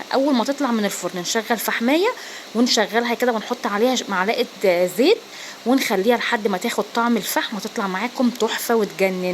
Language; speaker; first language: Arabic; native; Arabic